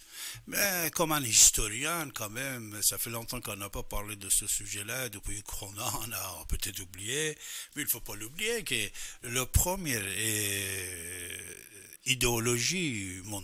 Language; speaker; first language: French; non-native, fluent; Persian